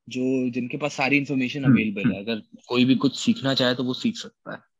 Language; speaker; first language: Hindi; native; Hindi